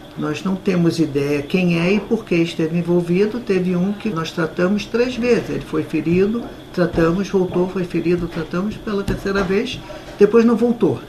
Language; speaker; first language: Portuguese; native; Portuguese